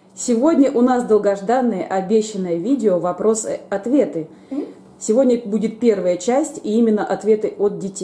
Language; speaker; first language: Russian; native; Russian